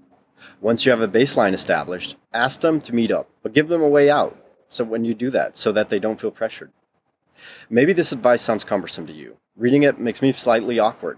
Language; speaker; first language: English; non-native, fluent; Dutch